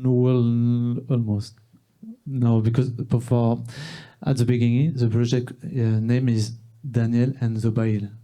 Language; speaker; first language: English; non-native, learner; French